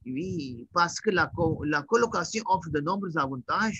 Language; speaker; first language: French; non-native, learner; Hindi